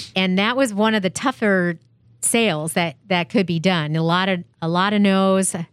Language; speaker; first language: English; native; English